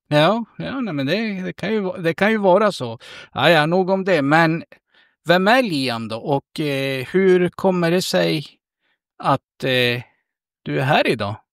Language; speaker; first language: Swedish; native; Swedish